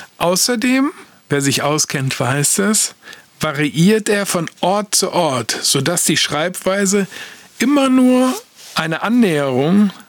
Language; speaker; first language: German; native; German